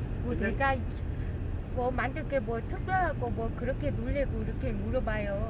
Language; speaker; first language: Korean; non-native, learner; Vietnamese